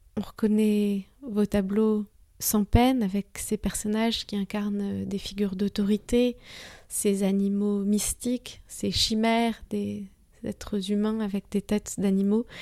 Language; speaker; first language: French; native; French